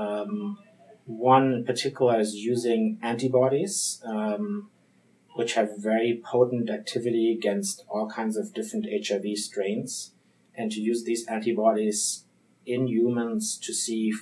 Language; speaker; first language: English; non-native, fluent; German